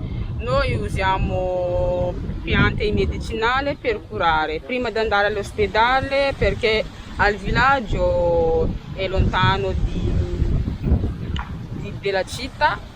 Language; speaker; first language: Italian; non-native, learner; Malagasy